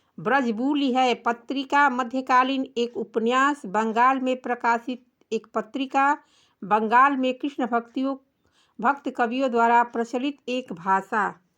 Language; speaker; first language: Hindi; native; Hindi